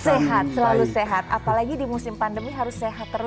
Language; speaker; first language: Indonesian; native; Indonesian